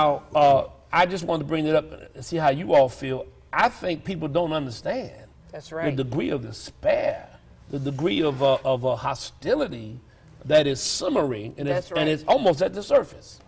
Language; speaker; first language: English; native; English